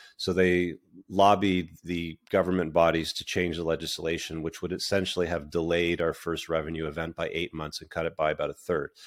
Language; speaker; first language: English; native; English